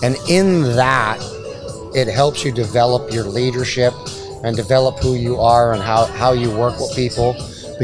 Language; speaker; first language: English; native; English